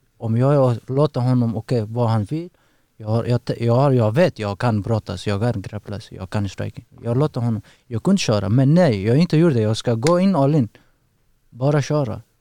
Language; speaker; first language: Swedish; non-native, learner; Persian